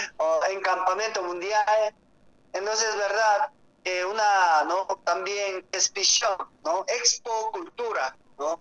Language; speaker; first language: Spanish; non-native, learner; Korean